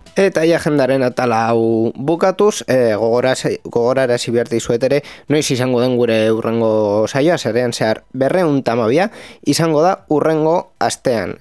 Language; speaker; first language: Basque; non-native, local second language; Spanish